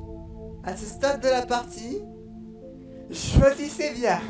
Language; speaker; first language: French; native; French